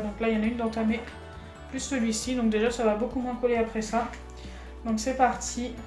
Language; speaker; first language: French; native; French